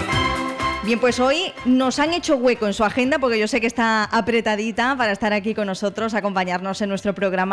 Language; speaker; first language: Spanish; native; Spanish